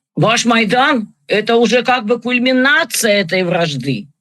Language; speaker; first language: Russian; native; Russian